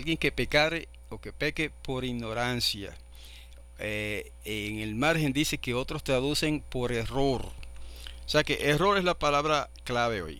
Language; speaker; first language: Spanish; native; Spanish